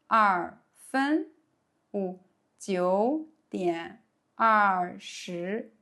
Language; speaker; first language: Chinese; non-native, fluent; French